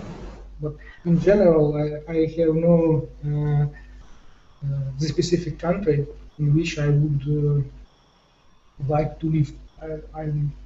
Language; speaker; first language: English; non-native, fluent; Ukrainian